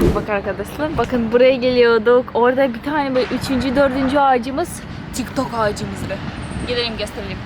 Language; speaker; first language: Turkish; non-native, fluent; Russian